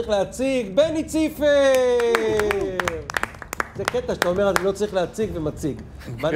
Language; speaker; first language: Hebrew; native; Hebrew